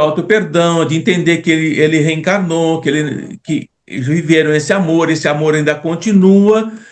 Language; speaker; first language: Portuguese; native; Portuguese